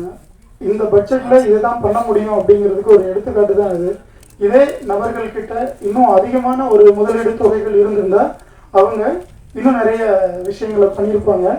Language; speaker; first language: Tamil; native; Tamil